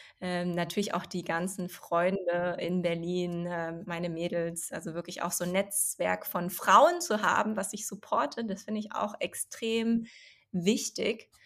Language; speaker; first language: German; early bilingual, other home language; Chinese